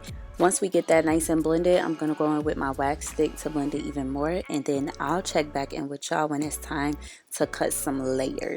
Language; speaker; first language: English; native; English